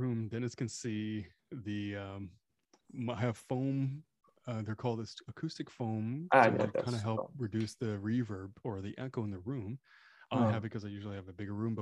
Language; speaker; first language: English; non-native, fluent; French